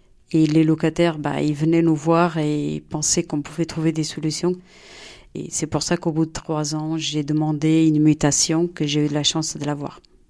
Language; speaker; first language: French; non-native, fluent; Portuguese